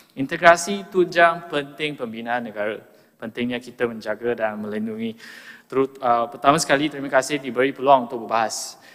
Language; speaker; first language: Malay; non-native, local second language; Chinese